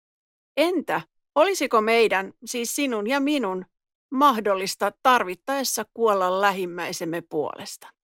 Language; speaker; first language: Finnish; native; Finnish